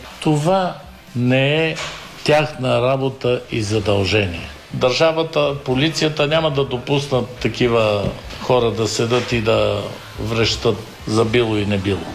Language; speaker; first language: Bulgarian; native; Bulgarian